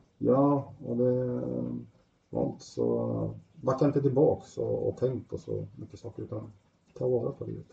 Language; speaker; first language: Swedish; native; Swedish